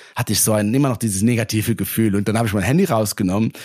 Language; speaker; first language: German; non-native, local second language; Luxembourgish